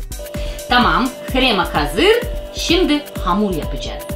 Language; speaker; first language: Turkish; non-native, learner; Russian